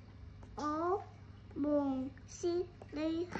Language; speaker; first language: Chinese; non-native, local second language; Cantonese